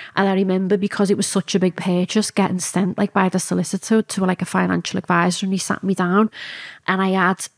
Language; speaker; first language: English; native; English